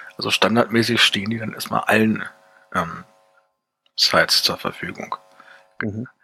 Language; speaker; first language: German; native; German